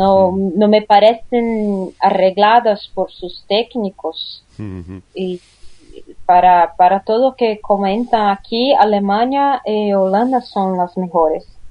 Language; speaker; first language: Spanish; non-native, learner; Portuguese